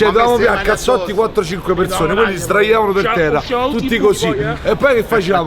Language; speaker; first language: Italian; native; Italian